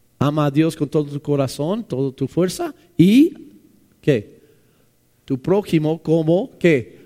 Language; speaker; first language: Spanish; non-native, fluent; English